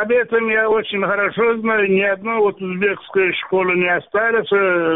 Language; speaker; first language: Russian; non-native, local second language; Turkmen